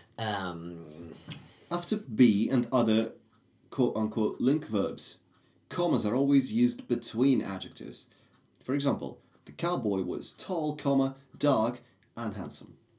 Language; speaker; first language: English; non-native, fluent; Russian